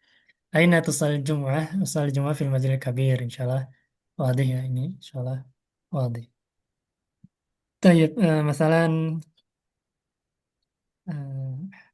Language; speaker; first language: Arabic; non-native, fluent; Indonesian